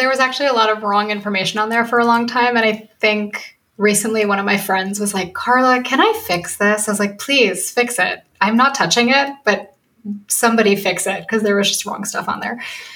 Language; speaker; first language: English; native; English